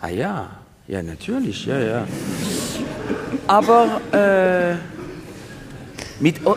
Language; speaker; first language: German; non-native, learner; French